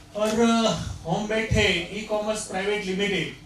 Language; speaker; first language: Hindi; non-native, local second language; Gujarati